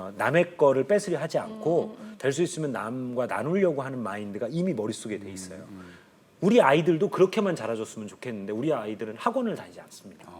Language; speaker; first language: Korean; native; Korean